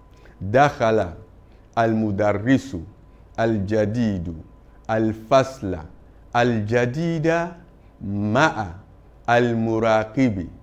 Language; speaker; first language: Arabic; non-native, fluent; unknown